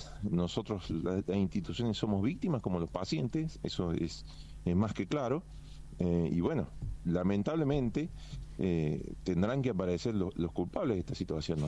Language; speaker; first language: Spanish; native; Spanish